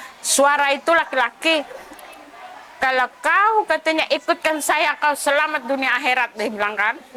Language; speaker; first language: Indonesian; non-native, local second language; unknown